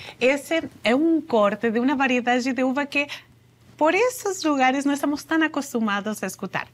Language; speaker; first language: Portuguese; non-native, fluent; Spanish